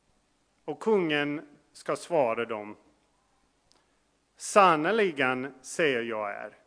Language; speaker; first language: Swedish; non-native, fluent; English